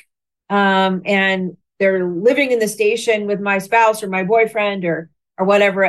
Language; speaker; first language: English; native; English